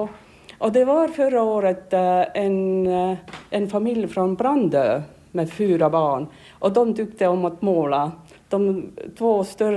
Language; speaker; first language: Swedish; non-native, learner; Estonian